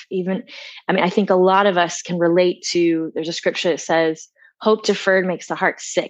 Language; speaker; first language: English; native; English